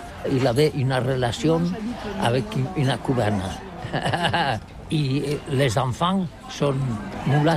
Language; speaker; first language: French; non-native, learner; Catalan